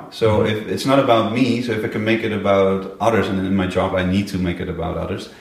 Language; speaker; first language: English; non-native, fluent; Dutch